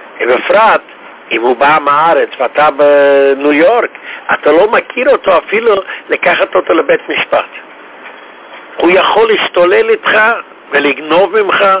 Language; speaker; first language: Hebrew; non-native, fluent; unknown